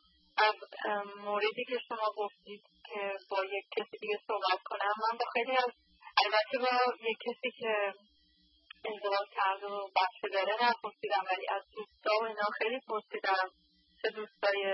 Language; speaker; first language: Persian; early bilingual, heritage; Persian